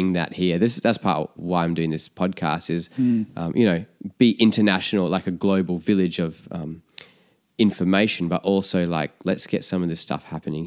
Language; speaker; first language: English; native; English